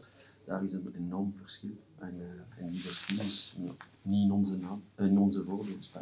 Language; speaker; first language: Dutch; non-native, local second language; French